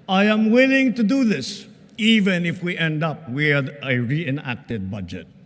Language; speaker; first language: English; non-native, local second language; Filipino